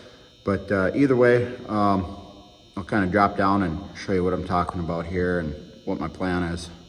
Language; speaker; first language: English; native; English